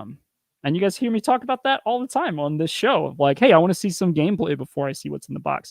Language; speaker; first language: English; native; English